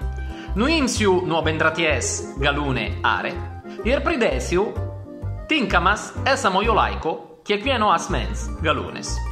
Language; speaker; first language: Lithuanian; non-native, fluent; Italian